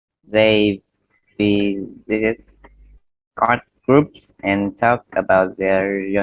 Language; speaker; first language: English; non-native, learner; Vietnamese